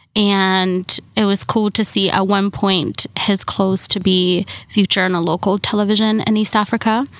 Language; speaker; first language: English; early bilingual, other home language; Somali